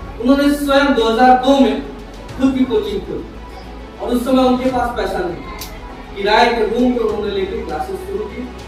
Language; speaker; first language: Hindi; native; Hindi